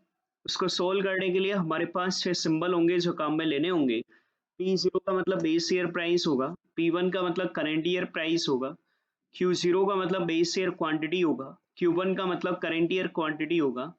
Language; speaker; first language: Hindi; native; Hindi